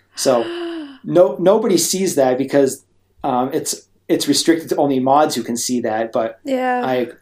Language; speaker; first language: English; native; English